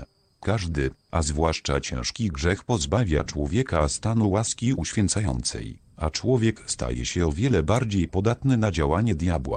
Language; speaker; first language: Polish; native; Polish